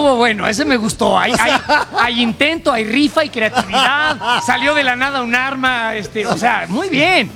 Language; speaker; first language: Spanish; native; Spanish